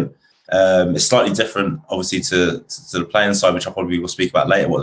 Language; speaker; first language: English; native; English